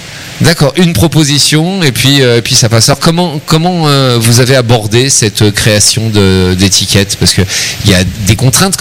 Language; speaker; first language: French; native; French